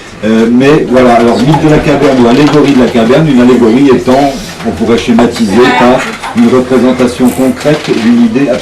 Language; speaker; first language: French; native; French